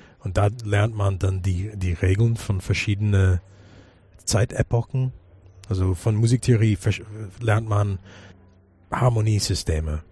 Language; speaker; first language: German; non-native, fluent; English